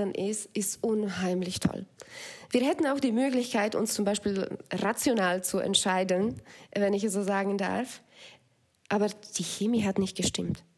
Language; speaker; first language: German; non-native, fluent; Slovak